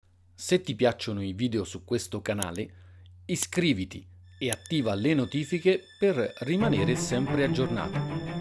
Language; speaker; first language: Italian; native; Italian